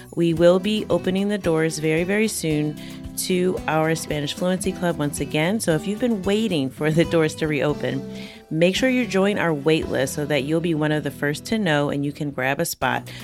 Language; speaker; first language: English; native; English